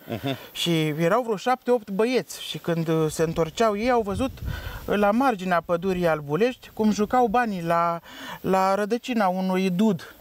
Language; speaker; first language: Romanian; native; Romanian